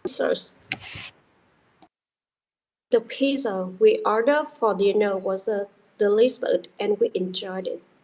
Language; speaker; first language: English; non-native, learner; Vietnamese